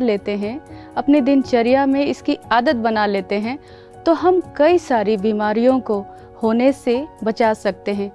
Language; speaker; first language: Hindi; native; Hindi